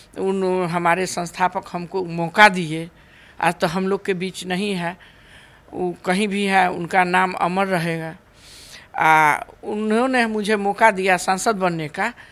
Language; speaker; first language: Hindi; native; Hindi